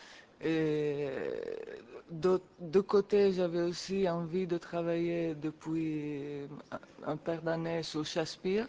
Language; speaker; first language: French; non-native, fluent; Italian